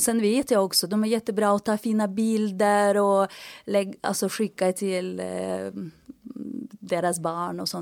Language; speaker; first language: Swedish; non-native, fluent; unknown